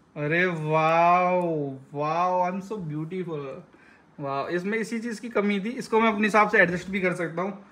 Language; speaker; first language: Hindi; native; Hindi